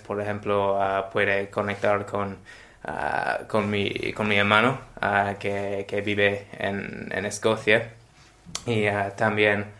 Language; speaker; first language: Spanish; non-native, learner; English